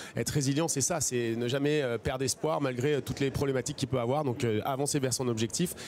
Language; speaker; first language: French; native; French